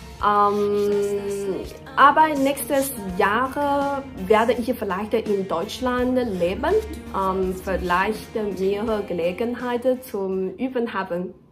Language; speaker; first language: German; non-native, learner; Chinese